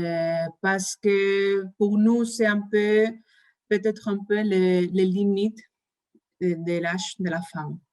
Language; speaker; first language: French; non-native, fluent; Spanish